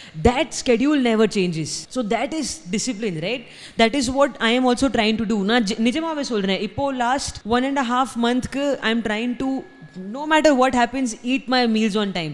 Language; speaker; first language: English; non-native, local second language; Hindi